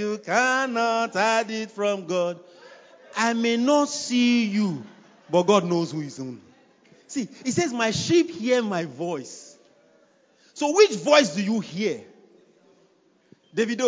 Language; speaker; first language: English; non-native, local second language; Yoruba